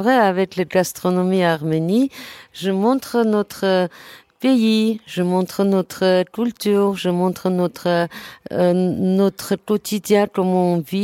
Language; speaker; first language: French; non-native, learner; Armenian